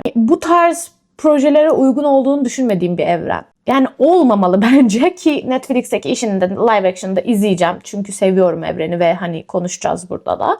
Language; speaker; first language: Turkish; native; Turkish